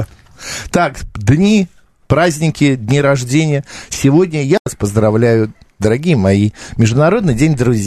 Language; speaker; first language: Russian; native; Russian